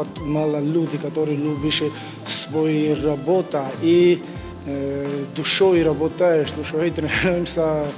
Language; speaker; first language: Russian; non-native, fluent; Georgian